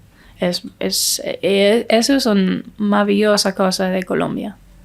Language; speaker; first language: Spanish; non-native, learner; English